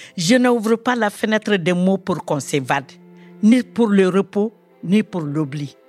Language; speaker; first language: French; non-native, local second language; Bambara